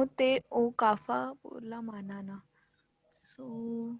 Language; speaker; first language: Spanish; non-native, learner; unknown